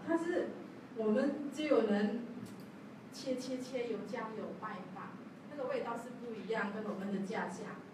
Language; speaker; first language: Chinese; non-native, learner; Javanese